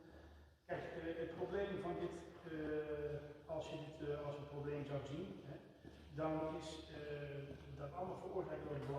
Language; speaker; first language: Dutch; native; Dutch